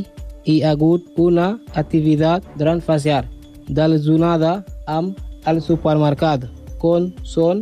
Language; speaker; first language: Catalan; non-native, learner; Spanish